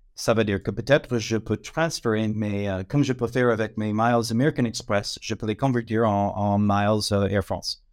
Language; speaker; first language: French; non-native, fluent; English